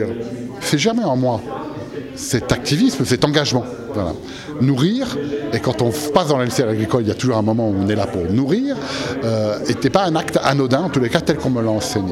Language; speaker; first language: French; native; French